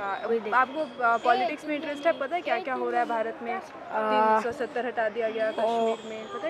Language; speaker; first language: Hindi; native; Hindi